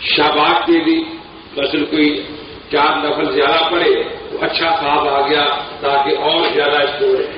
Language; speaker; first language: Urdu; non-native, local second language; Punjabi